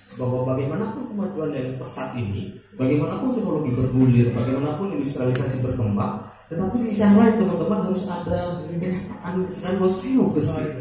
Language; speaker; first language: Indonesian; non-native, local second language; Madurese